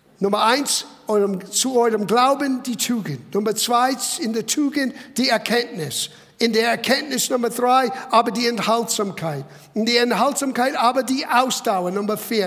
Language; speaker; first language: German; non-native, fluent; English